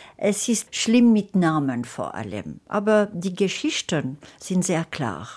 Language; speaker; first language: German; non-native, fluent; French